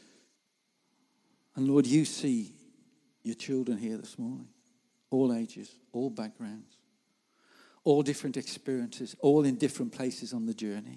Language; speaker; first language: English; native; English